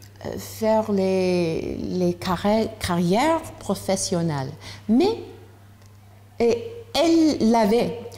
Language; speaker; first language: French; non-native, learner; English